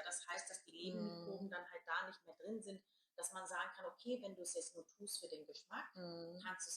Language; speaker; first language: German; native; German